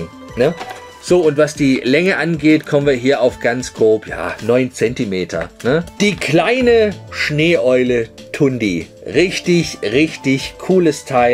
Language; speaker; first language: German; native; German